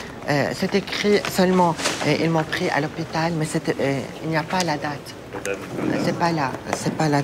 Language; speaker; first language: French; non-native, learner; Arabic